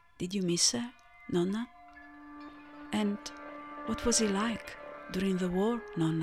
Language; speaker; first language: English; non-native, fluent; Italian